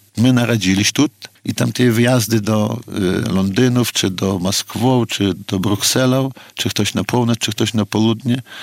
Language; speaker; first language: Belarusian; native; Belarusian